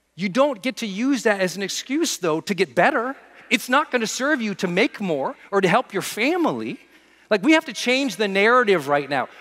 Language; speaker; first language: English; native; English